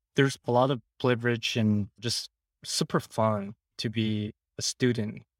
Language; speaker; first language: English; non-native, local second language; Cantonese